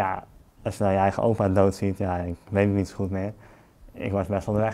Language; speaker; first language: Dutch; native; Dutch